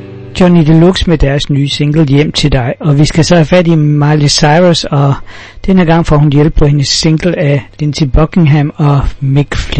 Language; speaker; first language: Danish; native; Danish